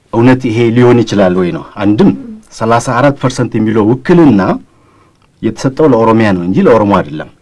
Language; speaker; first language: Amharic; non-native, local second language; Oromo